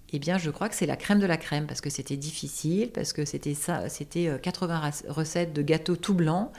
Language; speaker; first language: French; native; French